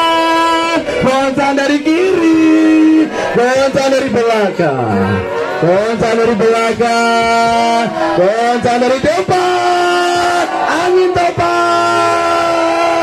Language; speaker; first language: Indonesian; non-native, local second language; Javanese